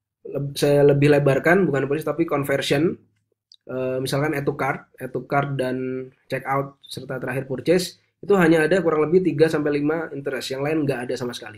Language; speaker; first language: Indonesian; native; Indonesian